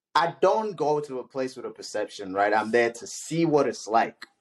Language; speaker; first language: English; non-native, local second language; Yoruba